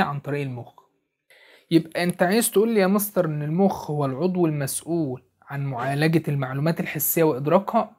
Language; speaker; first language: Arabic; native; Arabic